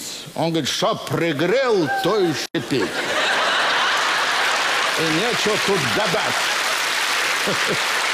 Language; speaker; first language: Russian; native; Russian